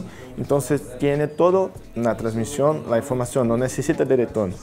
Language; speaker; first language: Spanish; non-native, learner; Portuguese